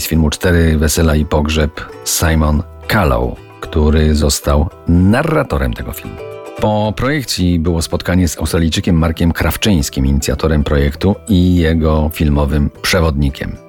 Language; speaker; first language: Polish; native; Polish